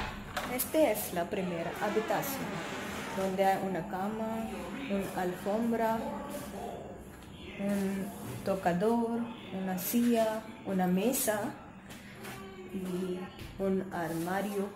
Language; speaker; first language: Spanish; non-native, learner; Hindi